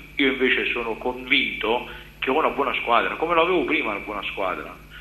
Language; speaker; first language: Italian; native; Italian